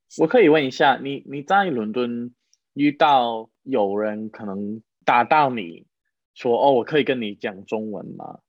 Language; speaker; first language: Chinese; non-native, fluent; English